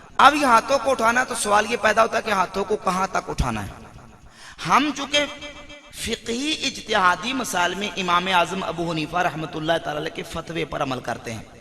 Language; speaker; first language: Urdu; non-native, local second language; Punjabi